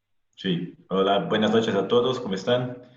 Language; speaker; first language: Spanish; non-native, fluent; Portuguese